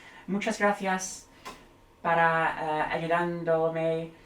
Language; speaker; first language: Spanish; non-native, learner; English